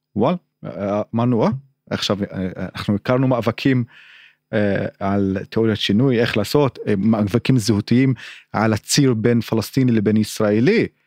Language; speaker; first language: Hebrew; non-native, local second language; Arabic